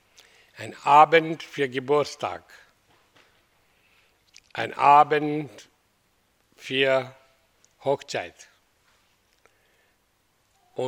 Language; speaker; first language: German; non-native, learner; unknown